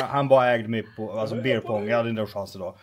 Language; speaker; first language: Swedish; native; Swedish